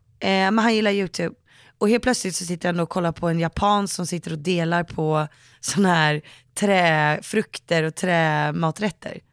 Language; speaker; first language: Swedish; native; Swedish